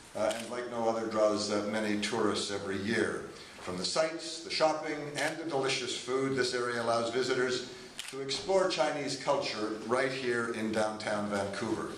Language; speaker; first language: English; native; English